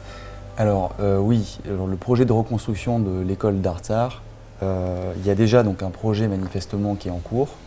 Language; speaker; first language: French; native; French